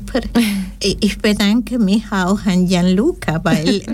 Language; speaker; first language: German; non-native, learner; Spanish